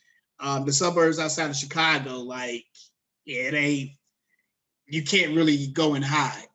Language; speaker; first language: English; native; English